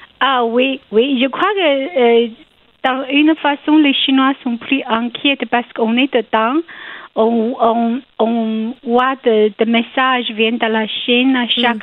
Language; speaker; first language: French; non-native, learner; Chinese